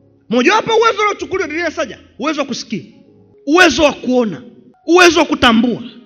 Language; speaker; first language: Swahili; native; Swahili